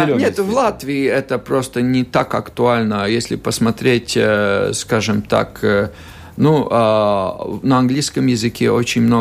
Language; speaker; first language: Russian; non-native, local second language; Latvian